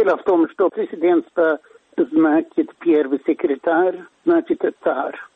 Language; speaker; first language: Russian; non-native, fluent; Swedish